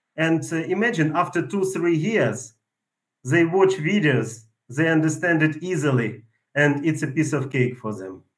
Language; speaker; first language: English; non-native, fluent; Ukrainian